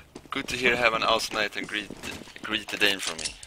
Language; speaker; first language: English; non-native, fluent; Swedish